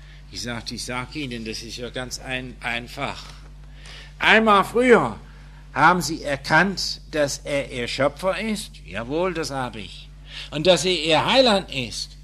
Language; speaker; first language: German; non-native, fluent; English